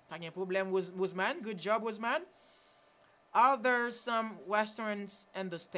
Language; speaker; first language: English; non-native, fluent; Haitian Creole